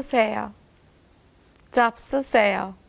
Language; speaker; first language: Korean; non-native, learner; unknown